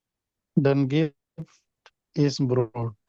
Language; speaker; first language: English; non-native, learner; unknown